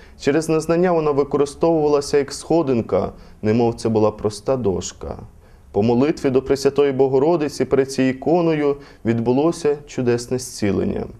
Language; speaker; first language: Ukrainian; native; Ukrainian